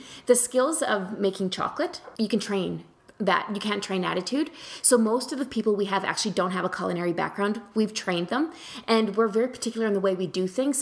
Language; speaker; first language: English; native; English